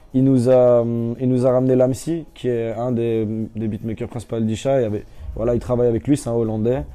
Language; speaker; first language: French; native; French